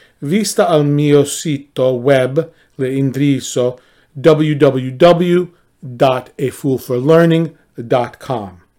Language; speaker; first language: Italian; non-native, learner; English